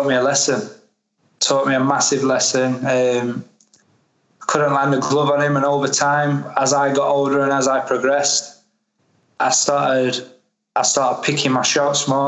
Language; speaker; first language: English; native; English